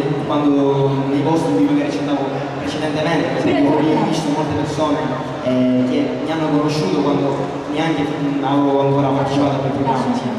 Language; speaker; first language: Italian; native; Italian